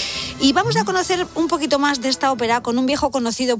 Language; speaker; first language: Spanish; native; Spanish